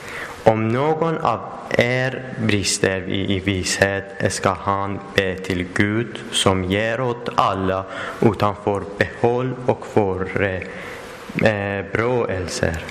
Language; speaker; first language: Swedish; non-native, learner; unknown